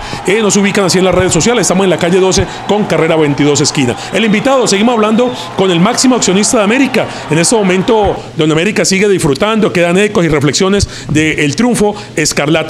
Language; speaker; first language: Spanish; native; Spanish